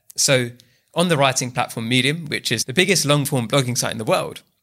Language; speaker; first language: English; native; English